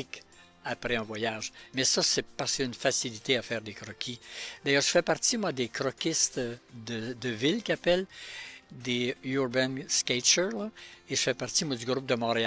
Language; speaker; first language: French; native; French